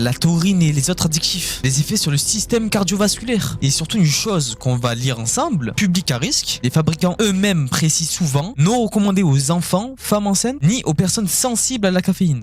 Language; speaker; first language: French; native; French